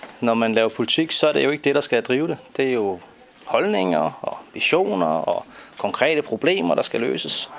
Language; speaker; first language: Danish; native; Danish